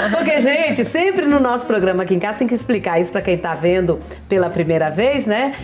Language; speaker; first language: Portuguese; native; Portuguese